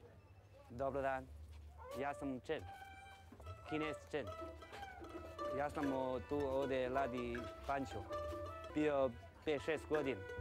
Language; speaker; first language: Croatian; non-native, learner; Chinese